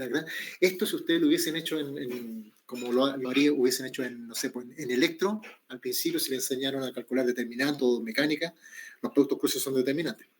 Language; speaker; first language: Spanish; native; Spanish